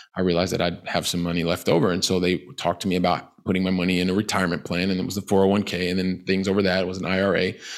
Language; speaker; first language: English; native; English